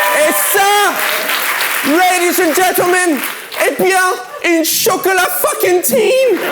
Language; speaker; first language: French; non-native, fluent; English